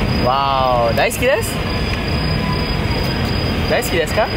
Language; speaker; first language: Japanese; non-native, learner; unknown